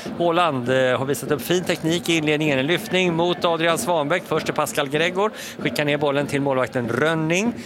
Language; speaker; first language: Swedish; native; Swedish